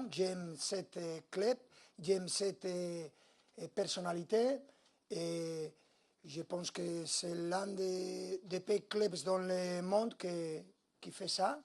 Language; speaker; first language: French; non-native, learner; Spanish